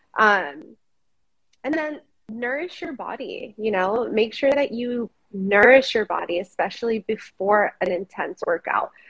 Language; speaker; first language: English; early bilingual, other home language; Spanish